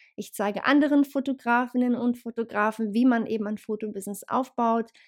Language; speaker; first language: German; early bilingual, other home language; Bosnian